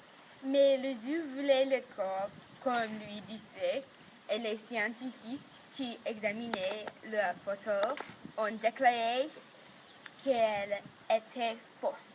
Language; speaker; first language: French; non-native, learner; English